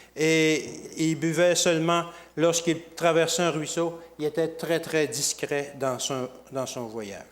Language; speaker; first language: French; native; French